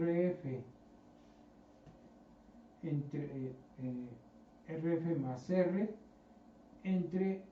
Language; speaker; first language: Spanish; native; Spanish